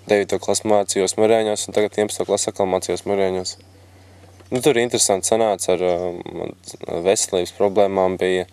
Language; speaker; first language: Latvian; native; Latvian